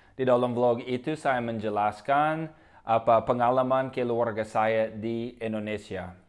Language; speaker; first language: Indonesian; non-native, fluent; English